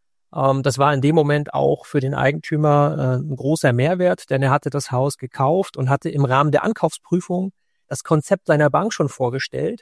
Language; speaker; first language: German; native; German